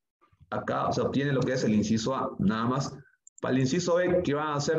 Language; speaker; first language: Spanish; native; Spanish